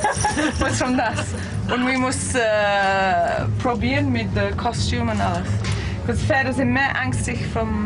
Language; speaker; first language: German; non-native, learner; English